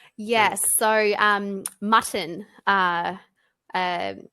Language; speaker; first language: English; native; English